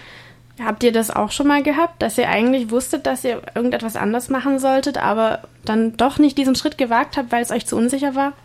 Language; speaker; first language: German; native; German